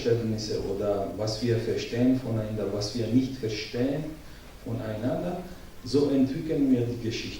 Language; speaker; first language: German; non-native, learner; Georgian